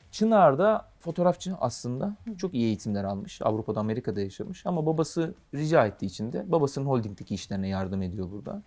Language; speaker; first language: Turkish; native; Turkish